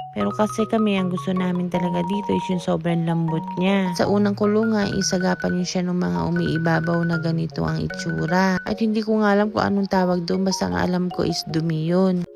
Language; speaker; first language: Filipino; native; Filipino